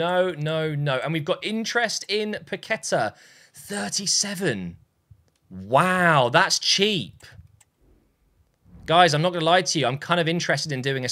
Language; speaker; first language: English; native; English